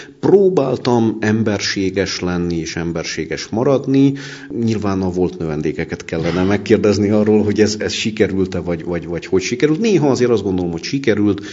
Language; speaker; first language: Hungarian; native; Hungarian